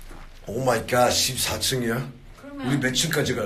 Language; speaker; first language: Korean; early bilingual, heritage; Korean